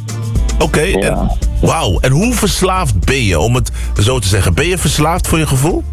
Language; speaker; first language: Dutch; native; Dutch